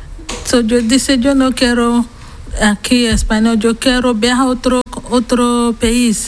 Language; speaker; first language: Spanish; non-native, learner; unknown